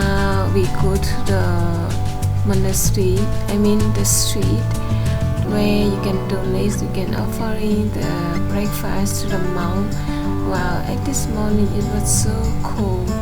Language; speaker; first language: English; non-native, learner; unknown